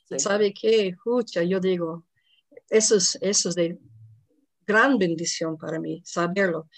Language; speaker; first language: Spanish; non-native, fluent; English